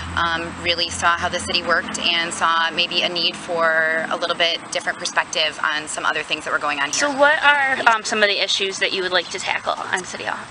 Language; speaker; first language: English; native; English